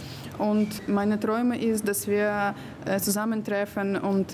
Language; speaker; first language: German; non-native, learner; Ukrainian